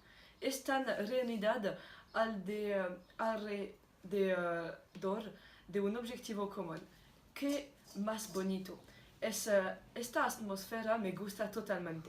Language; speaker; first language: Spanish; non-native, learner; French